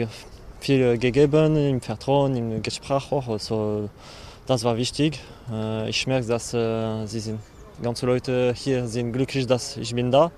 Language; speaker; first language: German; non-native, learner; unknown